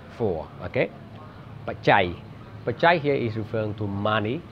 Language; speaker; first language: English; non-native, fluent; Khmer